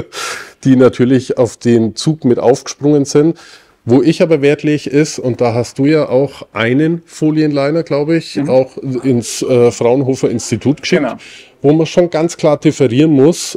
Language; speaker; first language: German; native; German